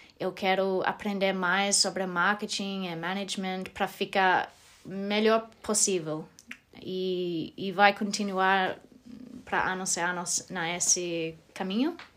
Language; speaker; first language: Portuguese; non-native, learner; English